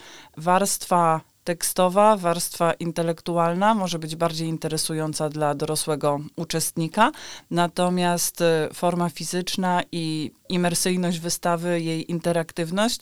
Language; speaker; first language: Polish; native; Polish